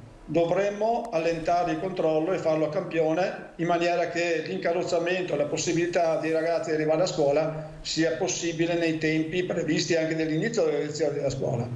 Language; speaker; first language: Italian; native; Italian